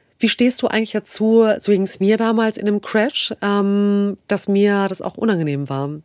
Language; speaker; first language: German; early bilingual, other home language; Kurdish